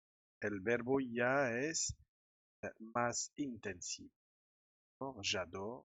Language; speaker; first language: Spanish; non-native, fluent; French